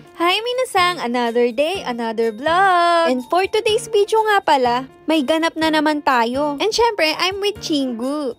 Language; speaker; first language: Filipino; native; Filipino